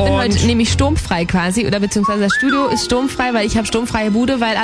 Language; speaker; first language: German; native; German